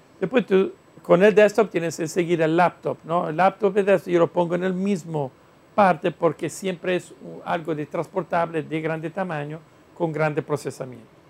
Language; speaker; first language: Spanish; non-native, fluent; Italian